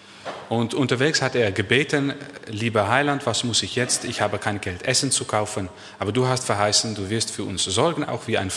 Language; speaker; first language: German; non-native, learner; Dutch